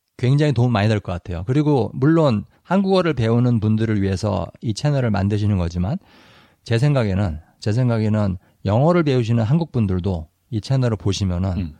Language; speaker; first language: Korean; native; Korean